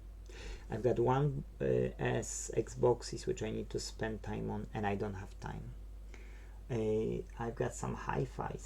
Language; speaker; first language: English; non-native, fluent; Polish